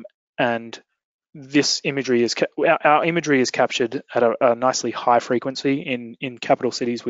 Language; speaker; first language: English; native; English